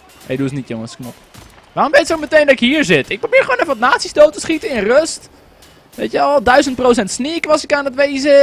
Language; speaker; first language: Dutch; native; Dutch